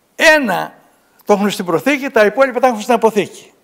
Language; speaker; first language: Greek; native; Greek